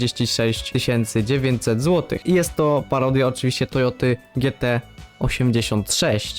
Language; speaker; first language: Polish; native; Polish